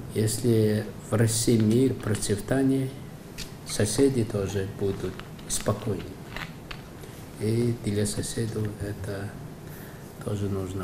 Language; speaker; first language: Russian; non-native, fluent; Mongolian